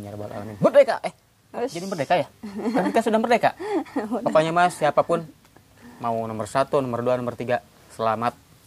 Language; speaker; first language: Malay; non-native, local second language; Sundanese